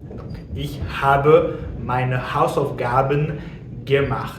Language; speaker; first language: German; non-native, fluent; French